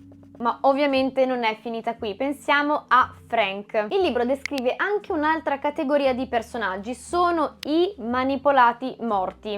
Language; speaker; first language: Italian; native; Italian